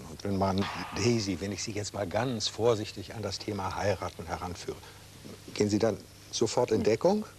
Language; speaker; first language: German; native; German